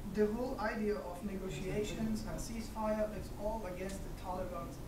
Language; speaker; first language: English; non-native, fluent; Persian